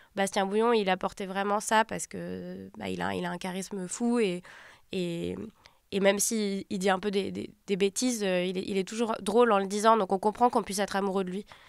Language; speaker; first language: French; native; French